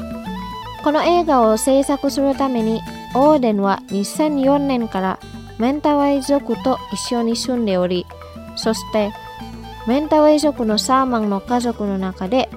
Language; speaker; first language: Japanese; non-native, fluent; Indonesian